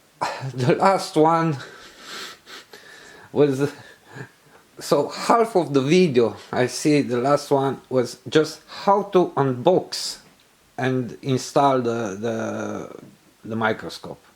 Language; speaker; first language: English; non-native, learner; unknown